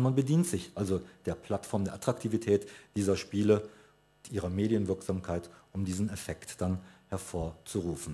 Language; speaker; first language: German; native; German